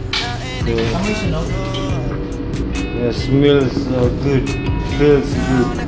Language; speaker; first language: English; non-native, local second language; Filipino